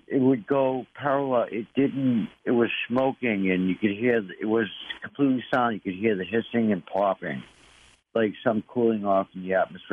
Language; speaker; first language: English; native; English